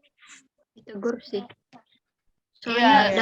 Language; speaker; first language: Indonesian; native; Indonesian